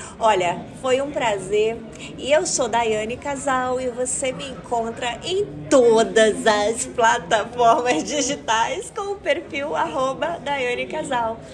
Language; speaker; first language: Portuguese; native; Portuguese